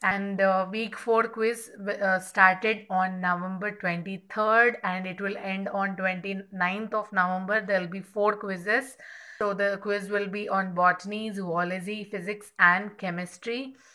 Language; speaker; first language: English; non-native, local second language; Telugu